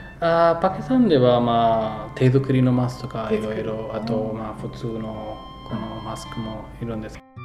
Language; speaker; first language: Japanese; non-native, fluent; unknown